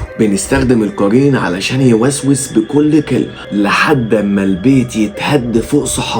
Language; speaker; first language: Arabic; native; Arabic